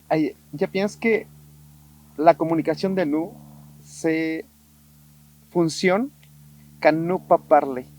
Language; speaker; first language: French; non-native, learner; Spanish